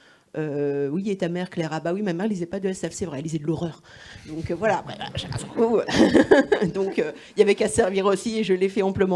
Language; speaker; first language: French; native; French